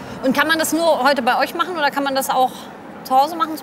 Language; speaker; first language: German; native; German